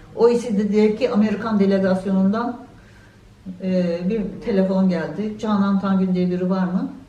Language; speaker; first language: Turkish; native; Turkish